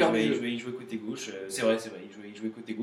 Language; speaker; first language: French; native; French